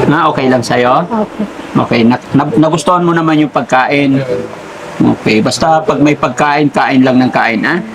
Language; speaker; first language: Filipino; native; Filipino